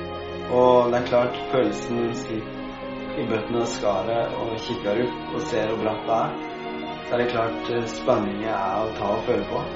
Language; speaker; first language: Norwegian; native; Norwegian